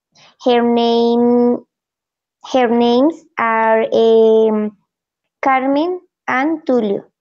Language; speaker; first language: English; non-native, learner; Spanish